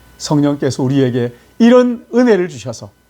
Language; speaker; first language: Korean; native; Korean